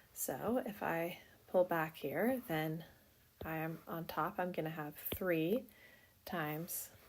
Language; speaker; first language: English; native; English